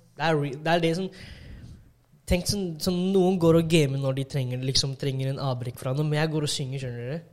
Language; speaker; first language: Norwegian; early bilingual, other home language; Tamil